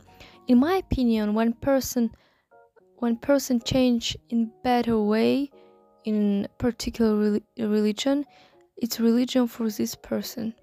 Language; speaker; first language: English; non-native, learner; Russian